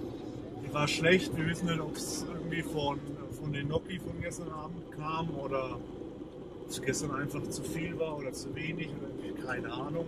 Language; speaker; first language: German; native; German